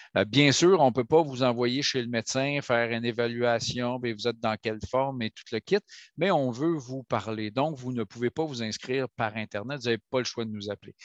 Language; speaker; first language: French; native; French